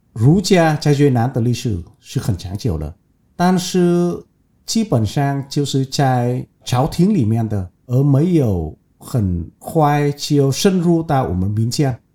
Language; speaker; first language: Chinese; non-native, fluent; Vietnamese